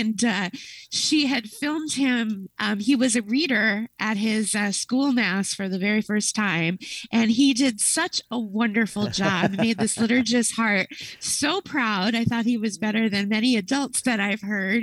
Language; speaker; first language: English; native; English